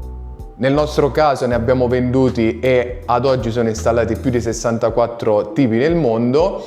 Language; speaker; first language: Italian; native; Italian